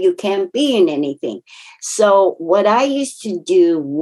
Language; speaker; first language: English; non-native, fluent; Japanese